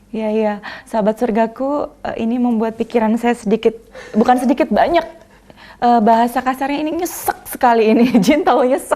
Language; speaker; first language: Indonesian; native; Indonesian